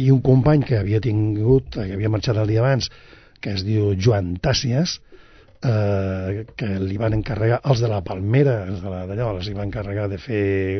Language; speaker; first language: Catalan; non-native, local second language; Spanish